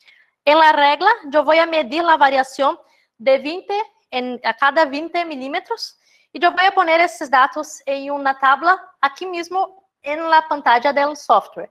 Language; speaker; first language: Spanish; non-native, fluent; Portuguese